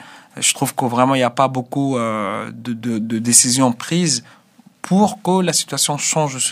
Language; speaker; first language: French; non-native, fluent; Arabic